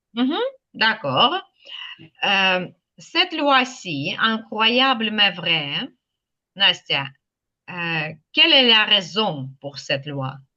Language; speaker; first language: French; non-native, fluent; Ukrainian